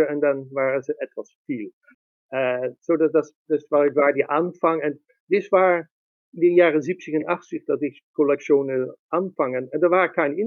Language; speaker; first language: German; non-native, learner; Dutch